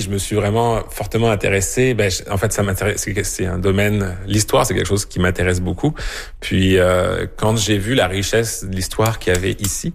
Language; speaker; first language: French; native; French